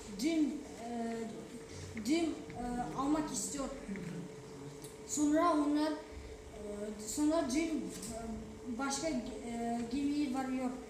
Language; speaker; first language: Turkish; non-native, learner; Kazakh